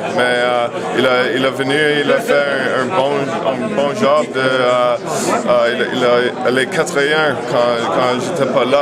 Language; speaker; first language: French; non-native, local second language; English